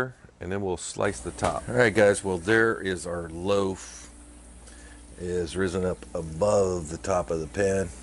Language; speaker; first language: English; native; English